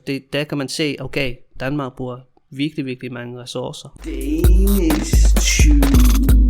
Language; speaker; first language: Danish; non-native, fluent; English